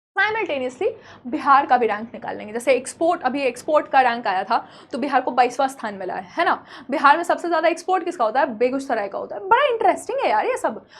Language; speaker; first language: Hindi; native; Hindi